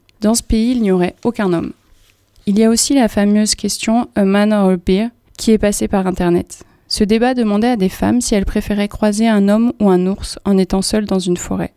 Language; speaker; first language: French; native; French